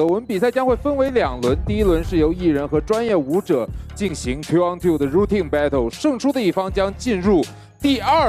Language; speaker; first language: Chinese; native; Chinese